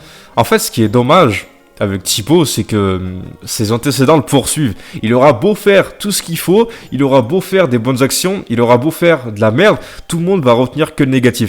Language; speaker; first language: French; native; French